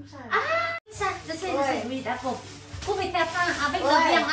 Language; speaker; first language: French; non-native, learner; Vietnamese